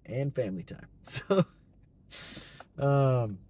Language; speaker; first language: English; native; English